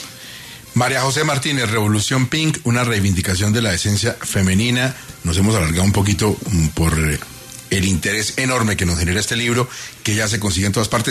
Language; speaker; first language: Spanish; native; Spanish